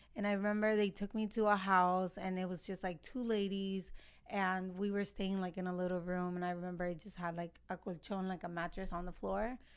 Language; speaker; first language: English; early bilingual, other home language; Spanish